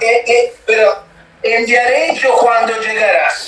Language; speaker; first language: Spanish; non-native, learner; Italian